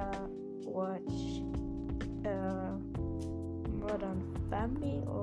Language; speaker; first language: English; non-native, fluent; German